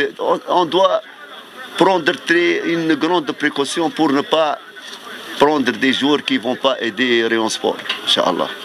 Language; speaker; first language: French; non-native, fluent; Arabic